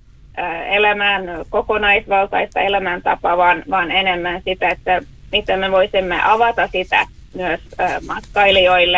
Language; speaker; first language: Finnish; non-native, local second language; Swedish